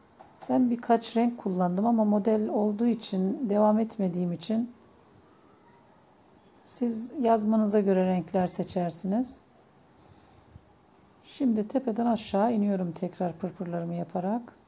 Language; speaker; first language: Turkish; native; Turkish